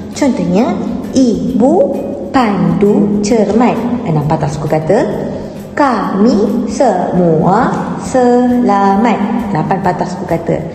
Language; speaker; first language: Malay; native; Malay